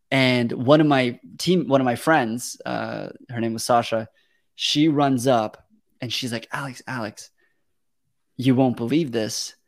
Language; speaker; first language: English; early bilingual, other home language; Russian